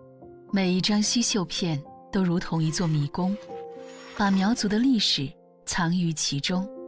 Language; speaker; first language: Chinese; native; Chinese